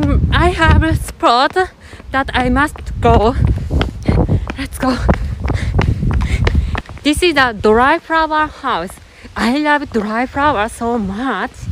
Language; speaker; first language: English; non-native, learner; Japanese